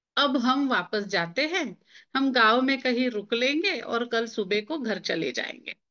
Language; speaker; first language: Hindi; non-native, local second language; Marathi